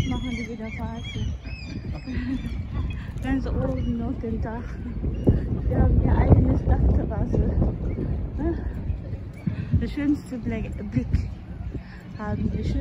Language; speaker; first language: German; non-native, learner; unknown